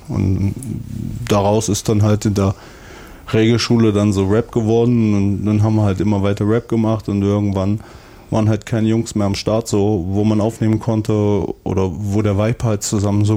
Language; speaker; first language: German; native; German